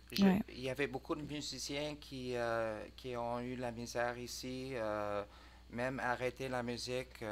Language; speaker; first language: French; non-native, learner; English